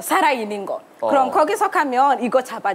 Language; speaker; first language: Korean; non-native, learner; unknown